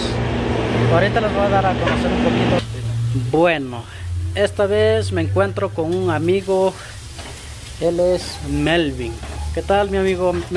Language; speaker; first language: Spanish; native; Spanish